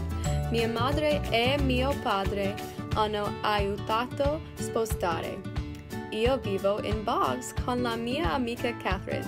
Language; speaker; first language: Italian; non-native, learner; English